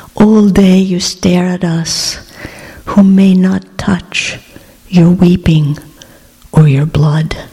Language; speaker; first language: English; non-native, fluent; Greek